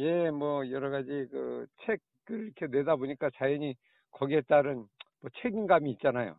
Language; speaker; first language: Korean; native; Korean